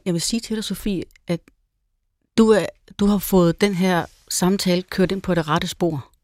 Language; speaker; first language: Danish; native; Danish